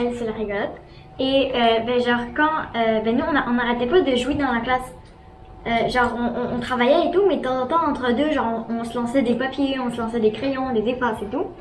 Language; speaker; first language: French; native; French